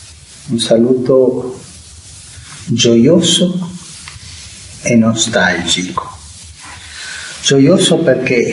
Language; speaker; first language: Italian; non-native, fluent; Spanish